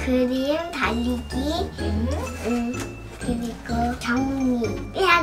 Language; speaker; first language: Korean; early bilingual, other home language; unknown